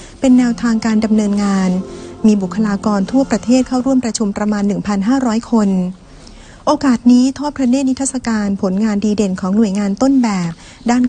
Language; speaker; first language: Thai; native; Thai